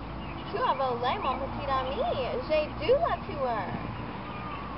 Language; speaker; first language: French; non-native, learner; English